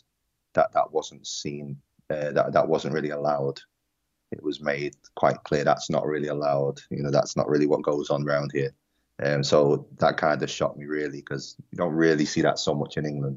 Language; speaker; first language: English; native; English